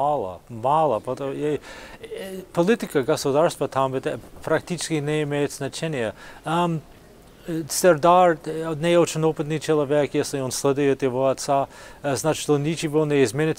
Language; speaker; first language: Russian; non-native, fluent; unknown